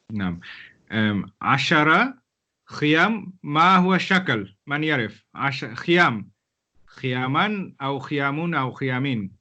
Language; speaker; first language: Arabic; non-native, fluent; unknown